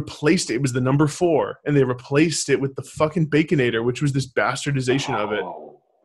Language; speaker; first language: English; native; English